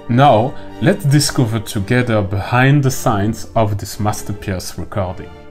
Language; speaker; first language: English; non-native, fluent; French